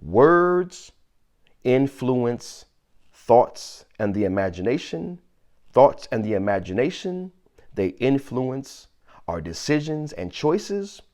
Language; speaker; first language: English; native; English